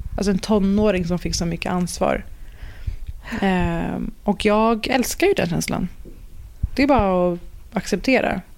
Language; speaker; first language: Swedish; early bilingual, other home language; Persian